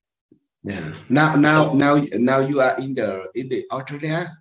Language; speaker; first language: English; non-native, learner; Vietnamese